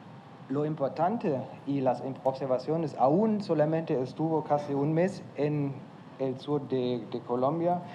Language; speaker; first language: Spanish; non-native, fluent; German